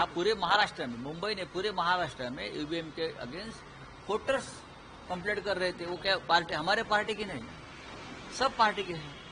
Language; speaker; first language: Hindi; non-native, local second language; Marathi